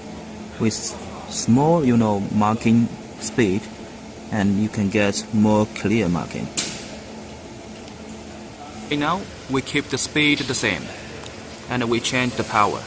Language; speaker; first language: English; non-native, learner; Chinese